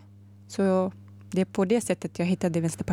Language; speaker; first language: Swedish; non-native, fluent; Arabic